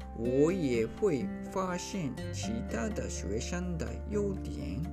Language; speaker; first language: Chinese; non-native, learner; Japanese